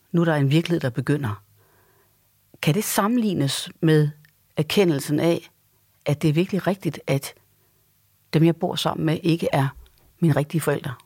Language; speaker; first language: Danish; native; Danish